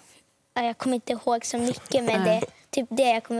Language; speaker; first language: Swedish; early bilingual, other home language; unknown